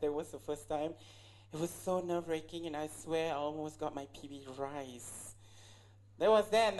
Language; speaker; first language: English; non-native, local second language; Malay